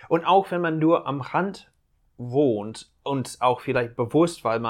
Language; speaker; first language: German; non-native, fluent; English